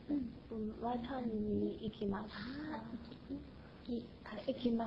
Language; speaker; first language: Japanese; non-native, learner; Chinese